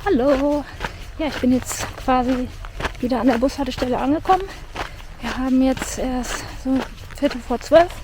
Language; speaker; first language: German; native; German